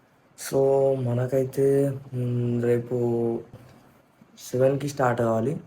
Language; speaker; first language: Telugu; native; Telugu